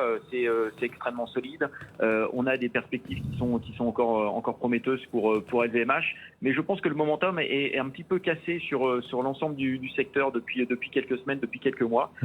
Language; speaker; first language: French; native; French